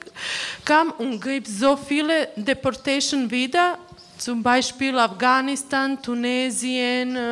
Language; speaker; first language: German; non-native, learner; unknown